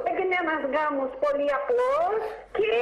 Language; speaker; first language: Greek; non-native, fluent; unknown